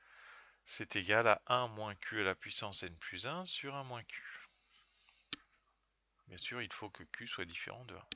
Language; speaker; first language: French; native; French